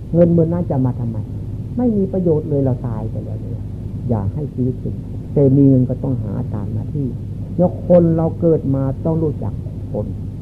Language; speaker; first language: Thai; non-native, local second language; Lao